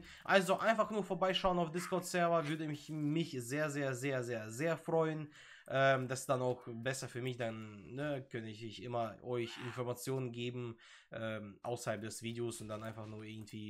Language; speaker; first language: German; native; German